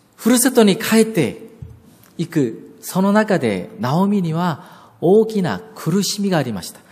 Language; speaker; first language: Japanese; non-native, fluent; Korean